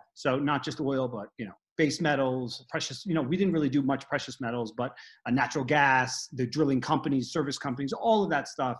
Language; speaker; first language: English; native; English